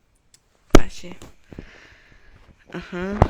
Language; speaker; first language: Russian; non-native, local second language; Uzbek